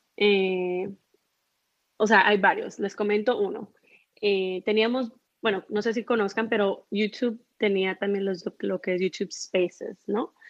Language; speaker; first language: Spanish; early bilingual, heritage; Spanish